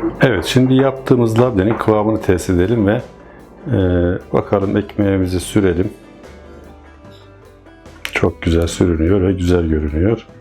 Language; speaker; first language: Turkish; native; Turkish